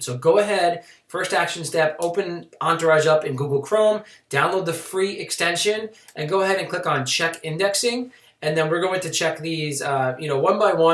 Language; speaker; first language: English; native; English